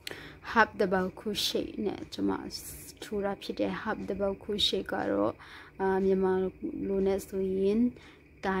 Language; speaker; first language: Burmese; non-native, local second language; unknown